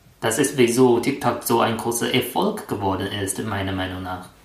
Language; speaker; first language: German; non-native, fluent; Chinese